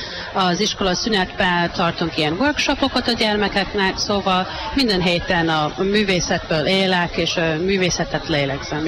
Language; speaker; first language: Hungarian; early bilingual, heritage; Hungarian